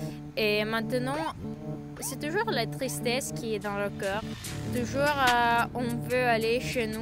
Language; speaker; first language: French; non-native, fluent; Ukrainian